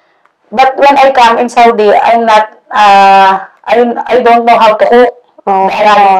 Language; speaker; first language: English; non-native, learner; Indonesian